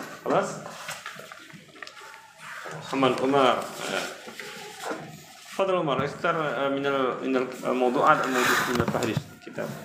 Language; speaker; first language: Arabic; non-native, fluent; Indonesian